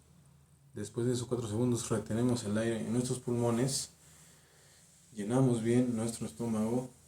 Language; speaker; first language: Spanish; native; Spanish